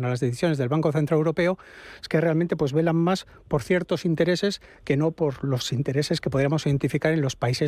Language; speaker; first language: Spanish; native; Spanish